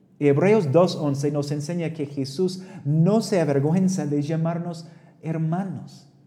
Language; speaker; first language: Spanish; non-native, fluent; English